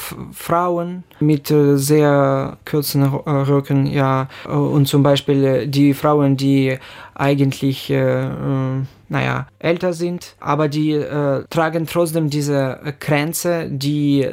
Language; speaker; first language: German; non-native, fluent; Ukrainian